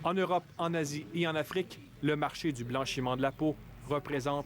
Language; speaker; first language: French; native; French